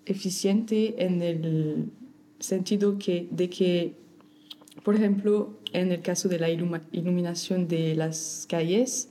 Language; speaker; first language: Spanish; non-native, fluent; French